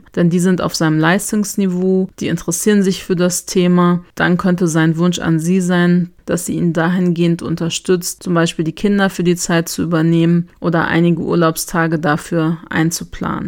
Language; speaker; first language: German; native; German